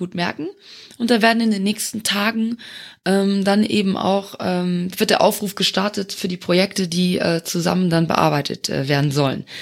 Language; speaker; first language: German; non-native, local second language; Luxembourgish